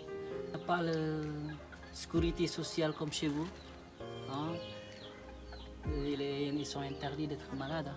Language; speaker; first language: French; non-native, learner; Indonesian